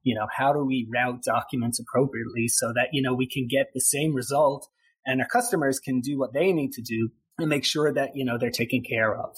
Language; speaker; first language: English; native; English